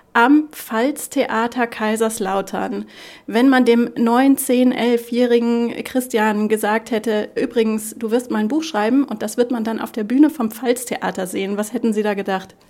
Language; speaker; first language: German; native; German